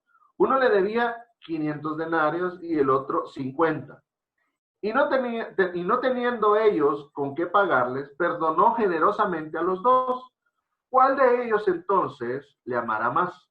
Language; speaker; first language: Spanish; native; Spanish